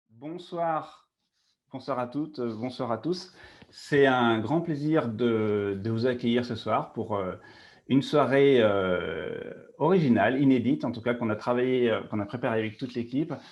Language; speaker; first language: French; native; French